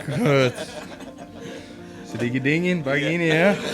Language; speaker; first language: Indonesian; non-native, learner; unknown